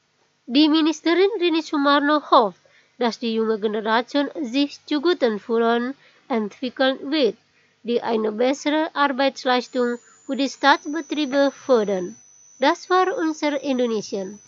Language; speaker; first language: German; non-native, fluent; Indonesian